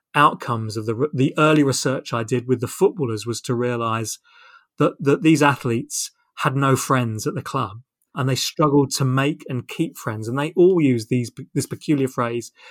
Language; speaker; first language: English; native; English